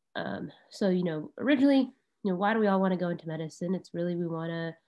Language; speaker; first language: English; native; English